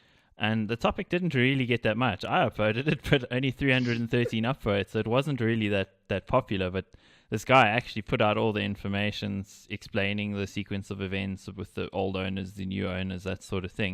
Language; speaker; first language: English; native; English